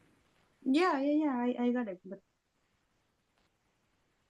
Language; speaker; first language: English; non-native, learner; Spanish